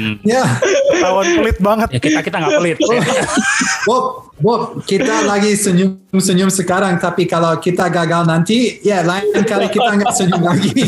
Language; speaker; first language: Indonesian; early bilingual, heritage; Indonesian